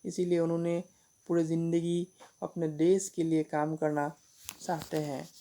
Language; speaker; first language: Hindi; non-native, local second language; Assamese